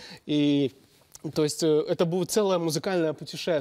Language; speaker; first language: Russian; native; Russian